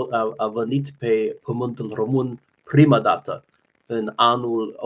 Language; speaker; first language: Romanian; non-native, learner; English